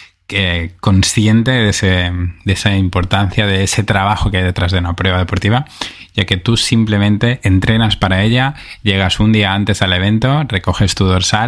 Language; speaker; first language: Spanish; native; Spanish